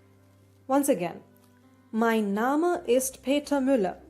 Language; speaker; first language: German; non-native, fluent; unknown